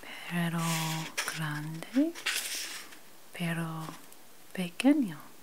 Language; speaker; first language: Spanish; non-native, learner; English